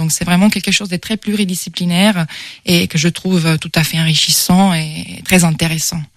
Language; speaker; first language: French; non-native, fluent; Italian